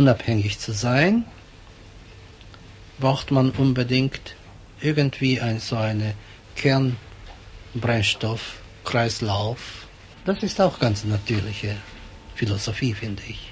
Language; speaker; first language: German; non-native, fluent; Japanese